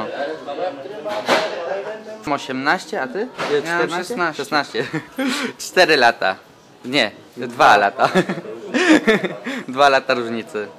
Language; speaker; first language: Polish; early bilingual, other home language; Turkish